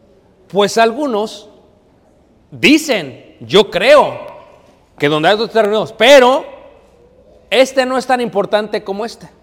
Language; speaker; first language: Spanish; native; Spanish